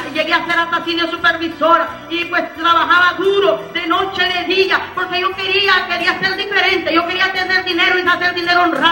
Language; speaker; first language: Spanish; native; Spanish